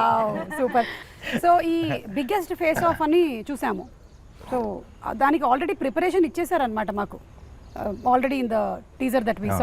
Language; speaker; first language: Telugu; native; Telugu